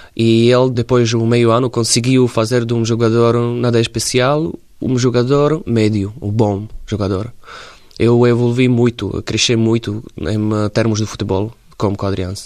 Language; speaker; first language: Portuguese; non-native, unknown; Slovak